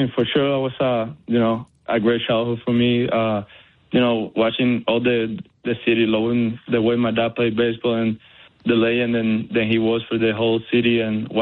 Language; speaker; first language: English; non-native, fluent; Spanish